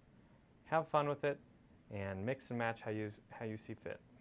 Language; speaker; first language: English; native; English